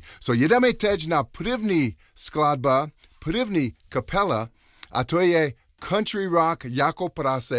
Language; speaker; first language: Czech; non-native, learner; English